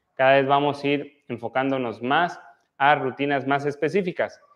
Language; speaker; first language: Spanish; native; Spanish